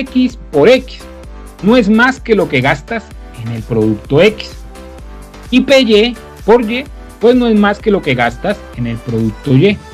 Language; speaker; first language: Spanish; native; Spanish